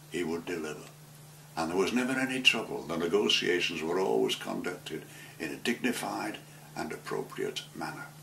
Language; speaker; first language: English; native; English